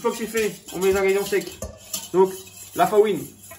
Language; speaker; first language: French; native; French